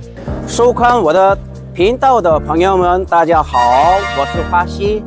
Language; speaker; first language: Chinese; non-native, fluent; Korean